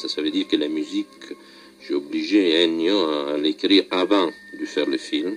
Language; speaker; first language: French; non-native, fluent; Italian